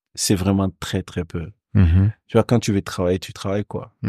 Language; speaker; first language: French; non-native, local second language; Bambara